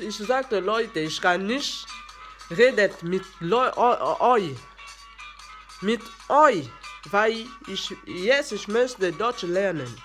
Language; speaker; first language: German; non-native, learner; French